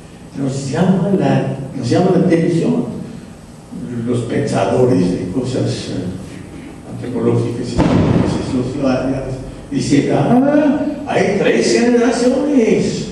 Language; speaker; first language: Spanish; non-native, fluent; English